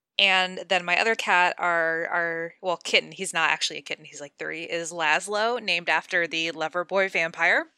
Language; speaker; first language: English; native; English